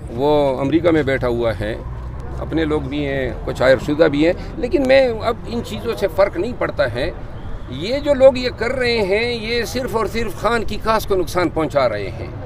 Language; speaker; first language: Urdu; non-native, local second language; Pashto